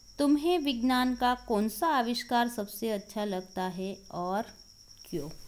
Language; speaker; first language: Hindi; non-native, local second language; Gujarati